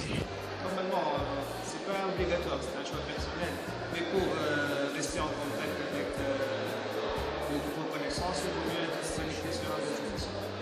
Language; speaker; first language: French; non-native, local second language; Arabic